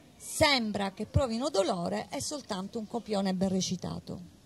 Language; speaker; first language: Italian; native; Italian